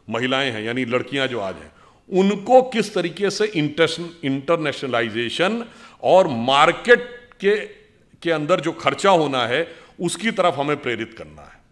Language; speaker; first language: Hindi; native; Hindi